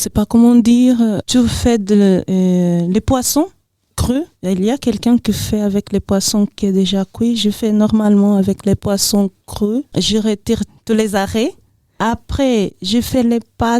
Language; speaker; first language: French; non-native, learner; Portuguese